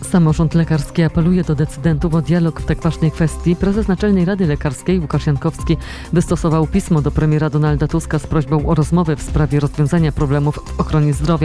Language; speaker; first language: Polish; native; Polish